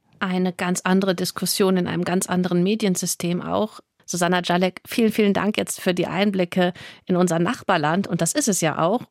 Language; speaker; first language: German; native; German